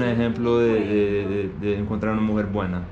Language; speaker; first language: Spanish; non-native, learner; English